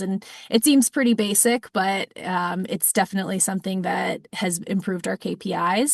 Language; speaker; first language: English; native; English